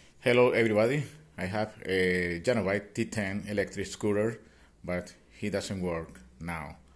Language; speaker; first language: English; non-native, learner; Spanish